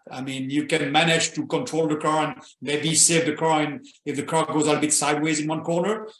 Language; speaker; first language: English; non-native, fluent; French